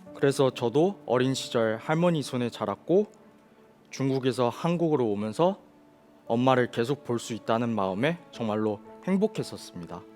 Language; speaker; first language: Korean; early bilingual, other home language; Chinese